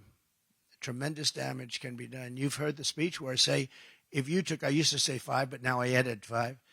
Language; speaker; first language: English; native; English